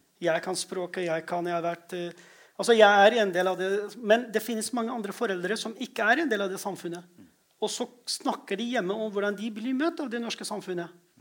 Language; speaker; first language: Norwegian; non-native, fluent; Kurdish